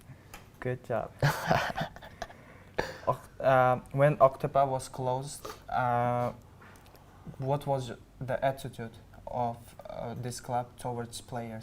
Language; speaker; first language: English; non-native, learner; Uzbek